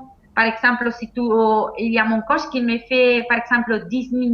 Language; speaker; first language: French; non-native, fluent; Spanish